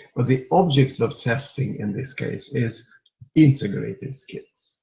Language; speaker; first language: English; non-native, fluent; Russian